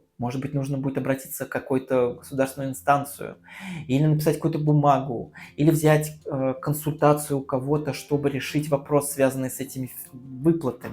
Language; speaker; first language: Russian; native; Russian